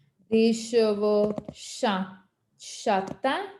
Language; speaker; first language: French; non-native, fluent; Hindi